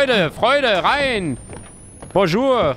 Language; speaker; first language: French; non-native, learner; German